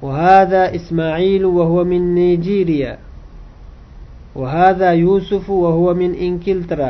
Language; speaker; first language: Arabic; non-native, fluent; Uzbek